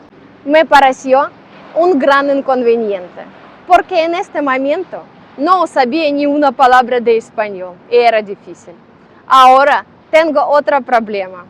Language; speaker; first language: Spanish; non-native, learner; Russian